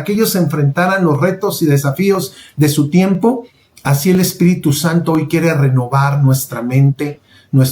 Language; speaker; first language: Spanish; native; Spanish